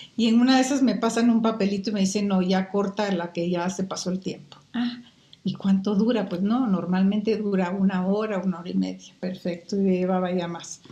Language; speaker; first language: Spanish; native; Spanish